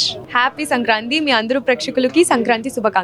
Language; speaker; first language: Telugu; non-native, local second language; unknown